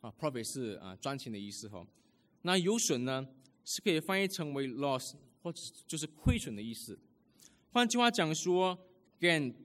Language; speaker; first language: Chinese; early bilingual, heritage; Chinese